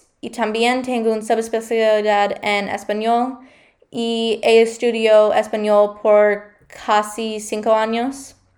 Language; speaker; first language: Spanish; non-native, learner; English